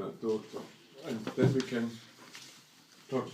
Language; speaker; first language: English; non-native, learner; German